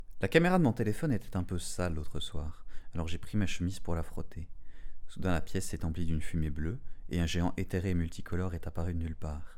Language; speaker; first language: French; native; French